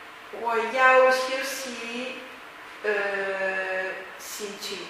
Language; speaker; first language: Italian; native; Italian